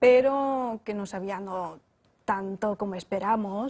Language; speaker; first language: Spanish; non-native, fluent; Chinese